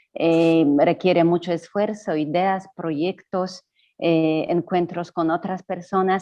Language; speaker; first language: Spanish; non-native, fluent; Polish